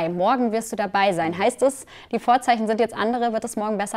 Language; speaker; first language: German; native; German